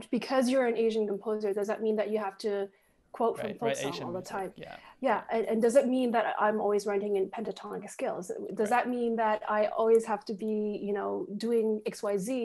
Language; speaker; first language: English; native; English